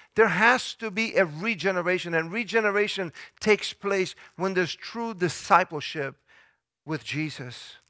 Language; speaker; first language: English; early bilingual, other home language; Italian